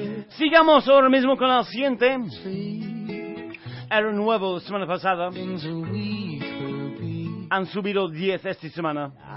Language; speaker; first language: Spanish; non-native, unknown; English